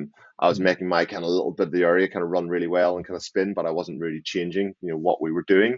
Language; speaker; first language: English; native; English